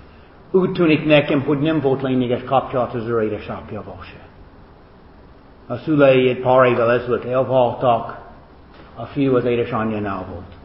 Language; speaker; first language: Hungarian; non-native, fluent; English